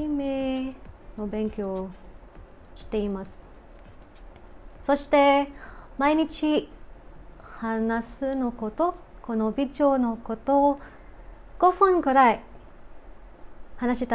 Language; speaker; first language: Japanese; non-native, learner; Filipino